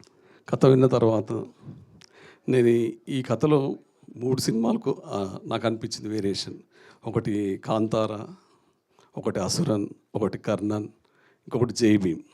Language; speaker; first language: Telugu; native; Telugu